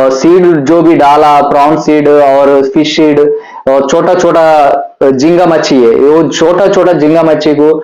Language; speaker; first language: Hindi; non-native, local second language; Telugu